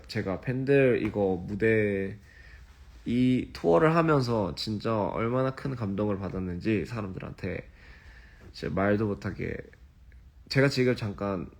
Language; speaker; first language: Korean; early bilingual, heritage; English